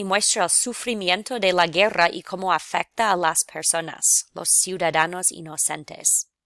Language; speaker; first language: Spanish; non-native, fluent; English